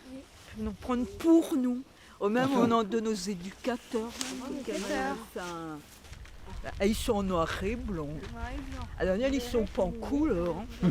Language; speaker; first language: French; native; French